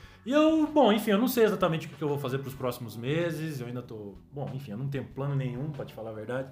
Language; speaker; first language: Portuguese; native; Portuguese